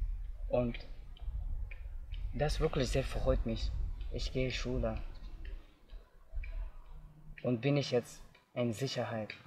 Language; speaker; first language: German; non-native, learner; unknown